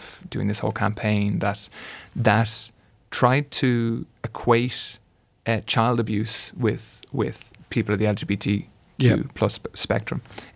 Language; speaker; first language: English; native; English